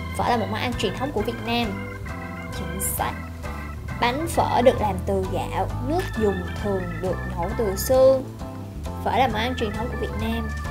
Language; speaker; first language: Vietnamese; native; Vietnamese